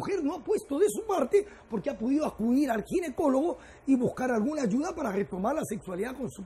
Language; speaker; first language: Spanish; native; Spanish